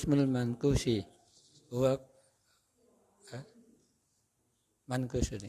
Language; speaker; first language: Arabic; non-native, learner; Indonesian